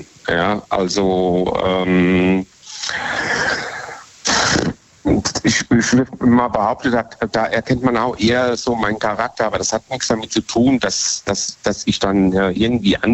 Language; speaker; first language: German; native; German